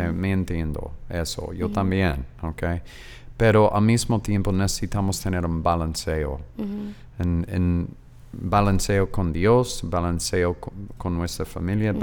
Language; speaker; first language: Spanish; non-native, fluent; English